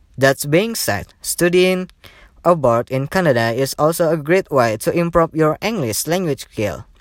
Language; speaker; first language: English; non-native, learner; Indonesian